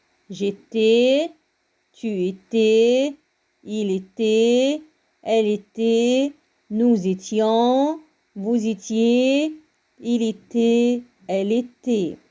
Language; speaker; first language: French; non-native, fluent; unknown